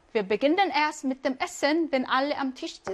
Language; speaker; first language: German; non-native, fluent; Korean